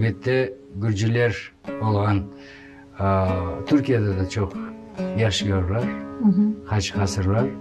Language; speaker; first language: Turkish; non-native, fluent; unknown